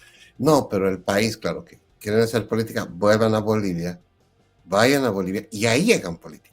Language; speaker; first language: Spanish; native; Spanish